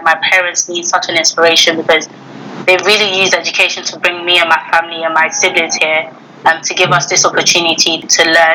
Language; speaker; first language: English; native; English